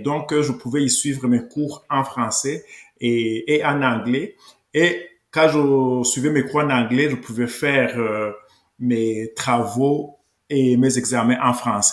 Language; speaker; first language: French; non-native, local second language; Kinyarwanda